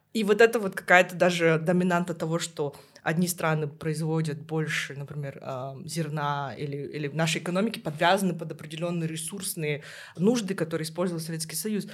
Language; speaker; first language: Russian; native; Russian